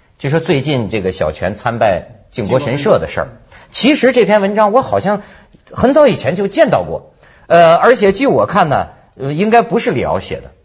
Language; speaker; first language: Chinese; native; Chinese